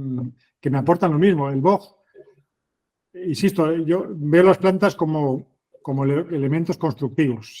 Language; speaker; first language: Spanish; native; Spanish